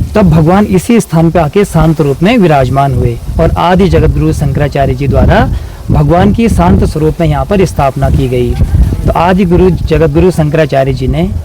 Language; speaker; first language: Hindi; native; Hindi